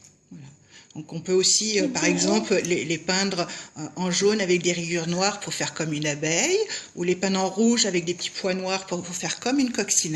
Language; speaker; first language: French; native; French